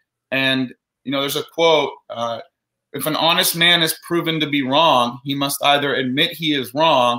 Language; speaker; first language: English; native; English